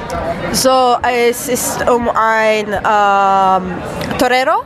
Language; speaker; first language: German; non-native, fluent; Romanian